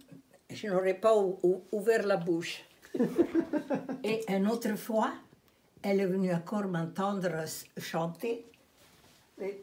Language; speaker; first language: French; non-native, fluent; Italian